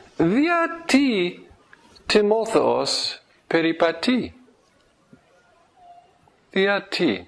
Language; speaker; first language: Greek; non-native, fluent; English